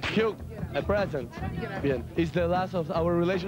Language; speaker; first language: English; non-native, learner; Spanish